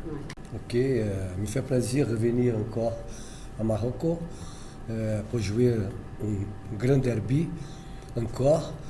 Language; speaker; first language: French; non-native, fluent; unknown